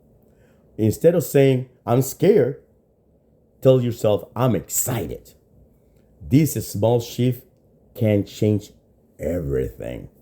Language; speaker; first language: English; non-native, fluent; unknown